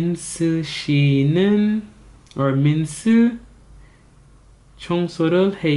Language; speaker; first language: Korean; non-native, learner; English